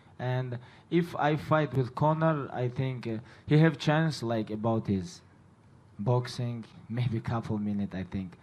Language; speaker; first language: English; non-native, fluent; Russian